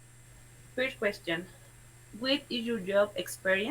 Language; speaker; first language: English; non-native, learner; Spanish